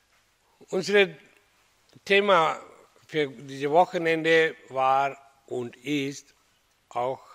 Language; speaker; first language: German; non-native, learner; Hindi